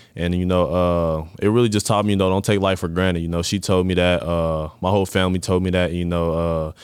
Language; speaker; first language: English; native; English